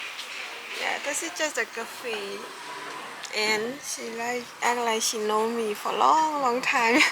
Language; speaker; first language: English; non-native, learner; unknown